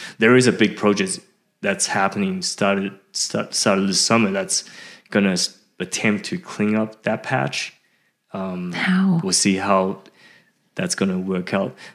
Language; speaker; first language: English; early bilingual, other home language; Chinese